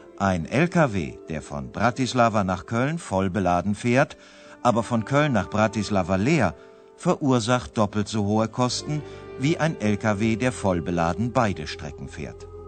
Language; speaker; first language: German; native; German